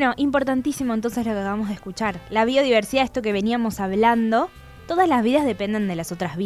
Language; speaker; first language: Spanish; native; Spanish